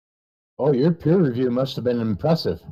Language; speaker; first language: English; native; English